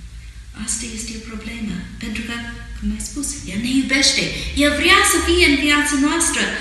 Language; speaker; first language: Romanian; non-native, fluent; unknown